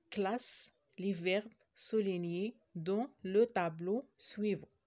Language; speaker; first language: French; non-native, local second language; Arabic